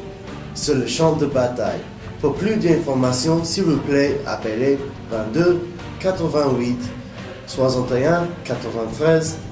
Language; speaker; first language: French; non-native, learner; English